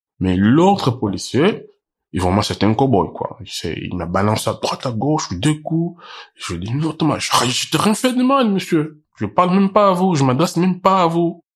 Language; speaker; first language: French; non-native, local second language; Portuguese